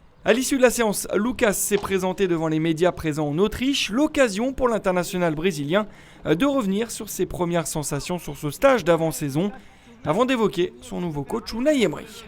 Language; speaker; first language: French; native; French